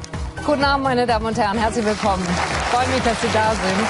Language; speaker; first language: German; native; German